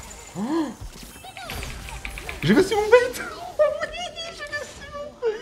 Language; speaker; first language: French; native; French